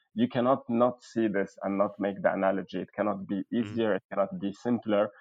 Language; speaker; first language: English; non-native, fluent; Arabic